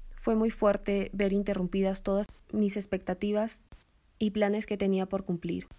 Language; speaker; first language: Spanish; native; Spanish